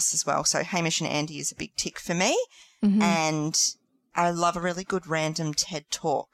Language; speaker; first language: English; native; English